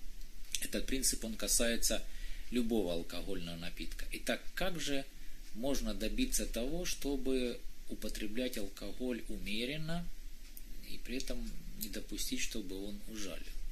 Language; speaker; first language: Russian; native; Russian